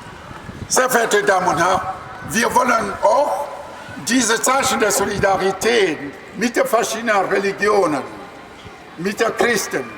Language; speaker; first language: German; non-native, learner; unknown